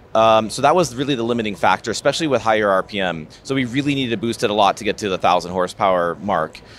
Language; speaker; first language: English; native; English